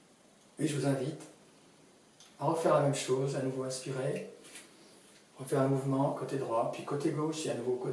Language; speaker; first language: French; native; French